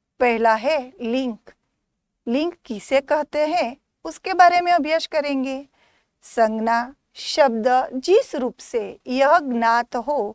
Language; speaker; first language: Hindi; non-native, local second language; Gujarati